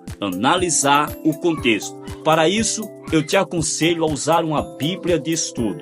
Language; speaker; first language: Portuguese; native; Portuguese